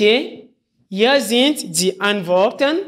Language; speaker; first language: German; non-native, fluent; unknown